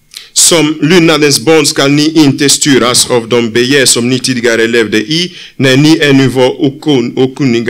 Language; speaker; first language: Swedish; non-native, fluent; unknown